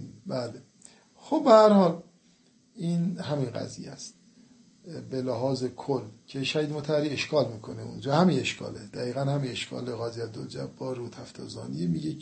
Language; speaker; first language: Persian; native; Persian